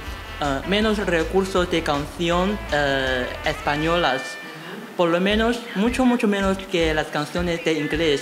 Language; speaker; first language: Spanish; non-native, fluent; Chinese